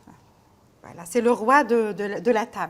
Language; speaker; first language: French; non-native, local second language; Arabic